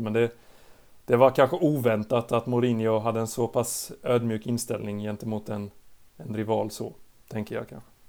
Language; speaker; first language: Swedish; native; Swedish